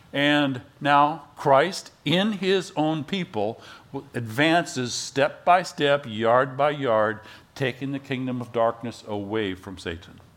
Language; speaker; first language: English; native; English